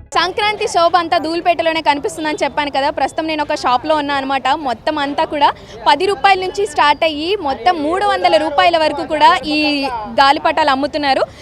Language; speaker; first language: Telugu; native; Telugu